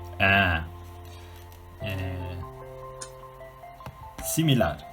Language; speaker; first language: Spanish; non-native, learner; Turkish